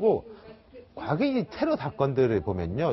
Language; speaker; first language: Korean; native; Korean